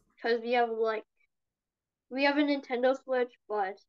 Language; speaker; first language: English; non-native, learner; Korean